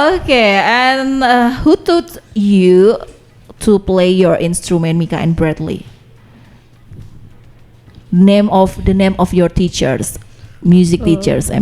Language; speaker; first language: English; non-native, learner; Indonesian